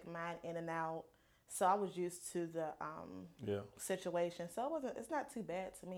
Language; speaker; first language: English; native; English